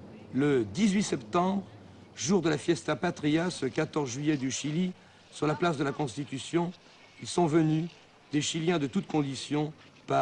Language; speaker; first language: French; native; French